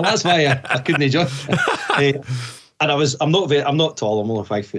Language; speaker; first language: English; native; English